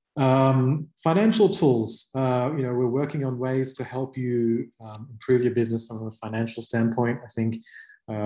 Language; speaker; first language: English; native; English